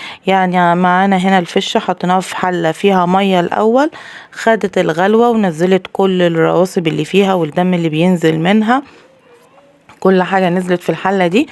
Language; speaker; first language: Arabic; native; Arabic